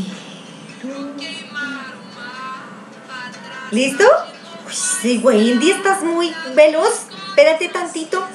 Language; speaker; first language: Spanish; native; Spanish